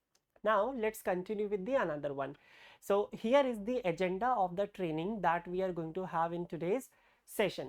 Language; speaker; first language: English; non-native, local second language; Hindi